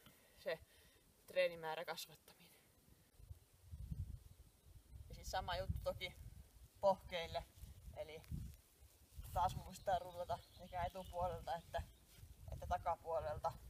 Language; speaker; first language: Finnish; native; Finnish